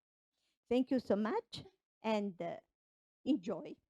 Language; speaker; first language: English; non-native, fluent; Italian